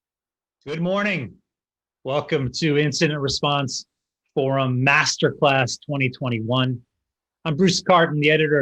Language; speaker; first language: English; native; English